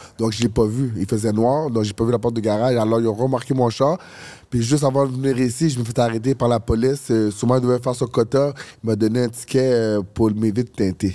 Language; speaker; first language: French; early bilingual, other home language; Haitian Creole